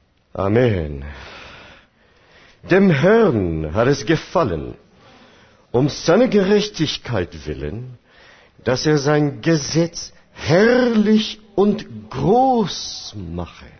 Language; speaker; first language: German; non-native, fluent; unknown